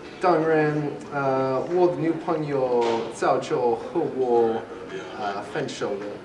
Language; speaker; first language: Chinese; non-native, learner; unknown